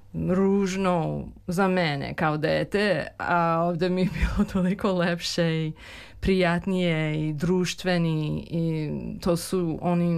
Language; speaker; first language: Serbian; early bilingual, heritage; Serbian